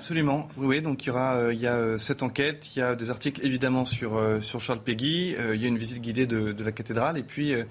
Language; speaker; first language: French; native; French